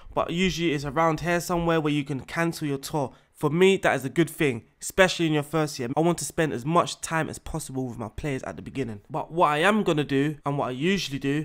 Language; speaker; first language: English; native; English